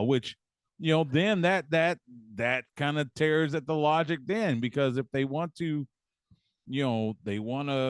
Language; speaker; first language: English; native; English